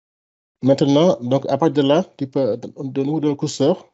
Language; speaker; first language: French; non-native, local second language; Wolof